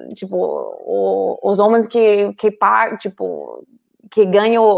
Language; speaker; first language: Portuguese; non-native, fluent; English